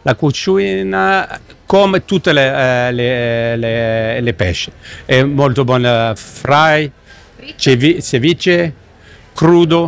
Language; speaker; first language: Italian; non-native, learner; English